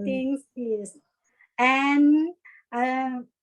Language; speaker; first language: English; non-native, learner; Thai